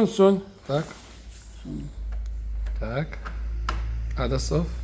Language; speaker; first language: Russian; early bilingual, heritage; Russian